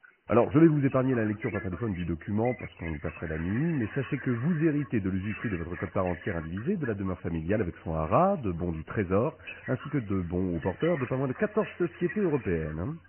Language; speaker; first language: French; native; French